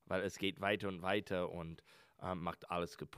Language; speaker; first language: German; non-native, learner; English